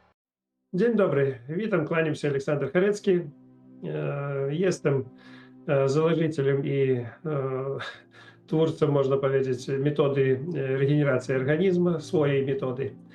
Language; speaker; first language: Polish; non-native, learner; Russian